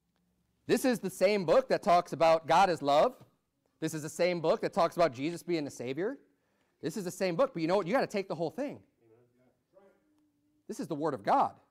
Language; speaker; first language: English; native; English